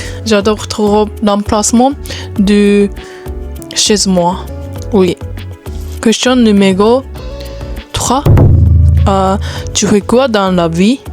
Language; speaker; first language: French; non-native, learner; Japanese